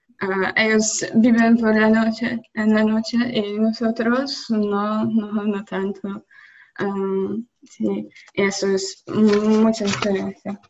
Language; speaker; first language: Spanish; non-native, learner; Polish